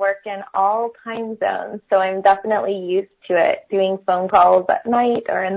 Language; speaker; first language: English; native; English